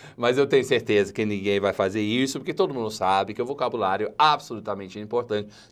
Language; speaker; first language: Portuguese; non-native, fluent; English